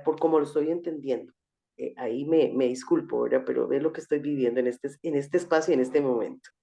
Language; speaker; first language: Spanish; native; Spanish